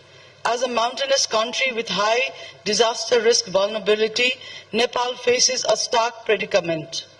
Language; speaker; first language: English; non-native, fluent; Nepali